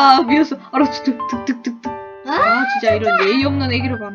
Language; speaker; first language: Korean; native; Korean